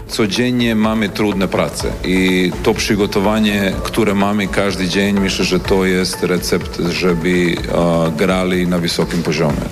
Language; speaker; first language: Polish; non-native, learner; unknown